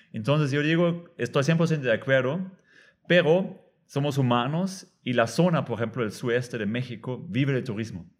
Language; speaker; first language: Spanish; non-native, fluent; German